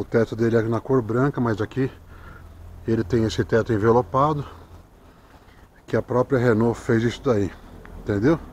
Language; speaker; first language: Portuguese; native; Portuguese